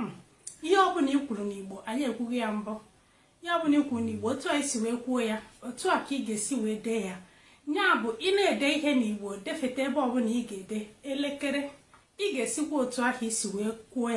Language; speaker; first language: Igbo; native; Igbo